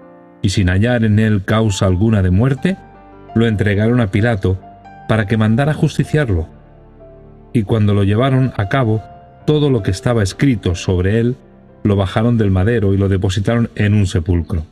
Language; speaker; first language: Spanish; native; Spanish